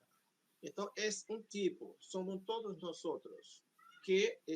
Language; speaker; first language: Spanish; non-native, fluent; Portuguese